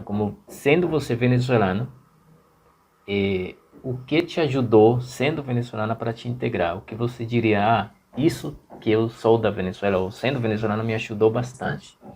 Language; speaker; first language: Portuguese; non-native, fluent; Spanish